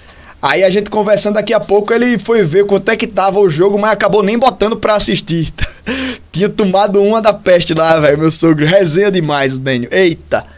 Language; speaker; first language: Portuguese; native; Portuguese